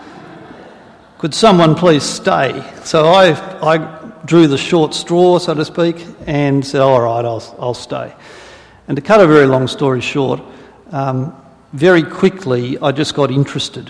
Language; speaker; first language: English; native; English